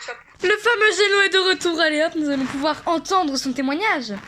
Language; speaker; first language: French; native; French